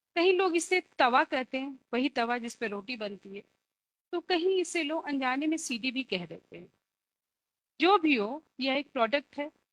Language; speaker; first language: Hindi; native; Hindi